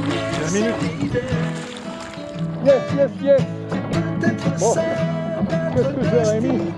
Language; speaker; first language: French; native; French